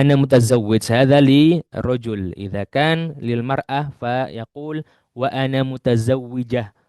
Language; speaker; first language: Arabic; non-native, fluent; Indonesian